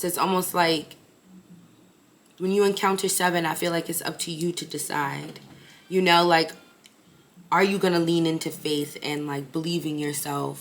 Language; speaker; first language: English; native; English